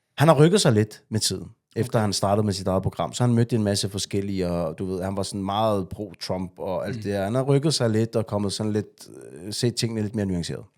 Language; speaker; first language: Danish; native; Danish